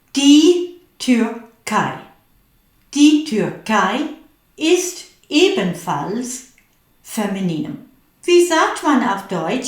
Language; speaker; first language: German; non-native, fluent; English